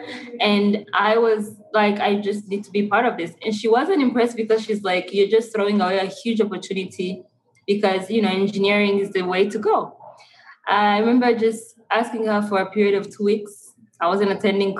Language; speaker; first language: English; non-native, local second language; Kinyarwanda